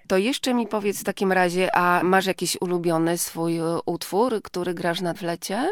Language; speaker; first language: Polish; native; Polish